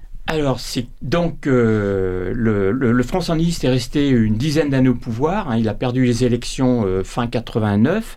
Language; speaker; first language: French; native; French